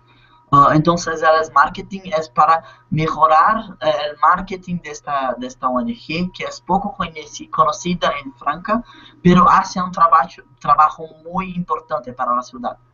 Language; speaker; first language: Spanish; non-native, learner; Portuguese